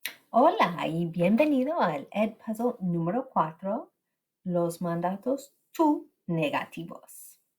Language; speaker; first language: Spanish; non-native, fluent; English